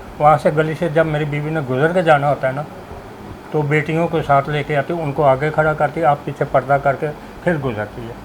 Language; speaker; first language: Urdu; non-native, local second language; Punjabi